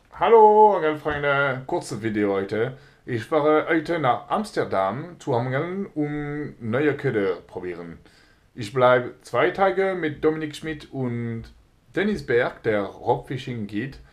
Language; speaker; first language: German; non-native, learner; French